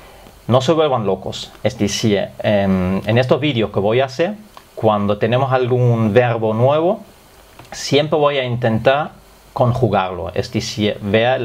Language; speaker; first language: Spanish; non-native, fluent; German